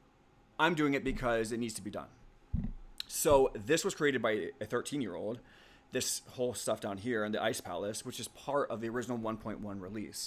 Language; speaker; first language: English; native; English